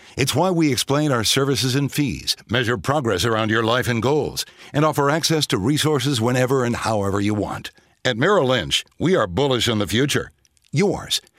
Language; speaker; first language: English; native; English